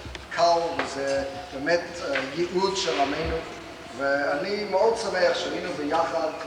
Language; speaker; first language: Hebrew; non-native, fluent; English